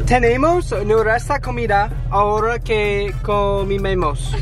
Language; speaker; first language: Spanish; non-native, learner; English